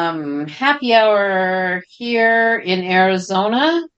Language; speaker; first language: English; native; English